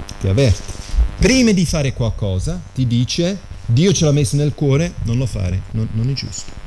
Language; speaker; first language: Italian; non-native, fluent; English